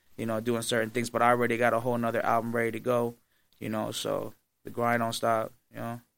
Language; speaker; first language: English; native; English